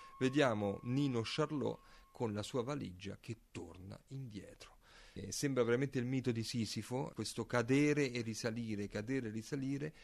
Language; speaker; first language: Italian; native; Italian